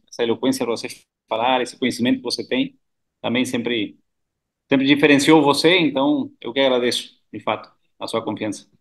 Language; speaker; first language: Portuguese; non-native, fluent; Spanish